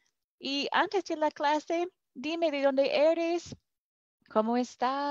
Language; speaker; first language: Spanish; non-native, fluent; English